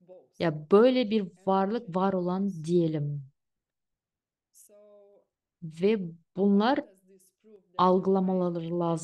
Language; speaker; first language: Turkish; non-native, fluent; Russian